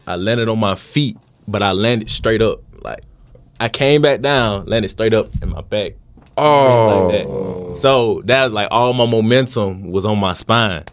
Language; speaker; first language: English; native; English